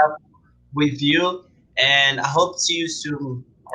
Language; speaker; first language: English; non-native, learner; Portuguese